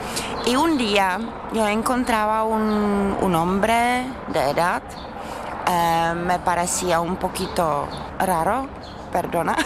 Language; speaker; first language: Spanish; non-native, learner; Czech